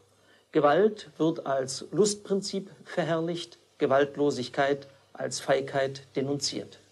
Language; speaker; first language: German; native; German